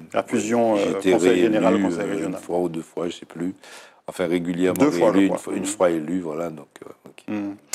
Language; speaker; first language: French; native; French